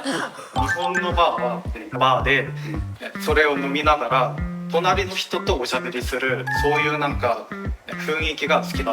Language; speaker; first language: Japanese; non-native, learner; Korean